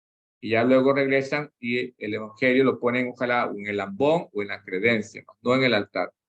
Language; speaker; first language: Spanish; native; Spanish